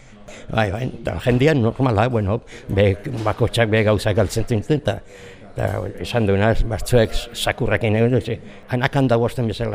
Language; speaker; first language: Basque; non-native, local second language; Spanish